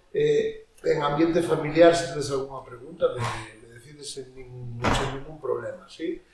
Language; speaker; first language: Spanish; native; Spanish